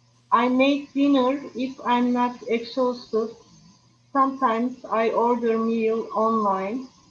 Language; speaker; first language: English; non-native, learner; Turkish